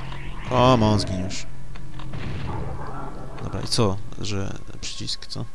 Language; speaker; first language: Polish; native; Polish